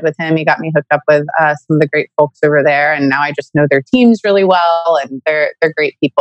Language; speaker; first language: English; native; English